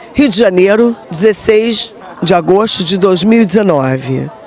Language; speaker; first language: Portuguese; native; Portuguese